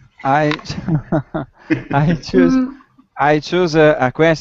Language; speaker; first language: English; non-native, learner; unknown